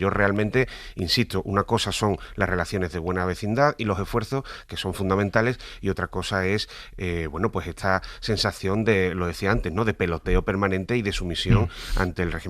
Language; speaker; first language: Spanish; native; Spanish